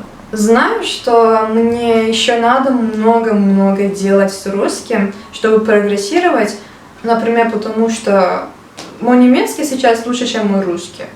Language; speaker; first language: Russian; non-native, learner; Turkish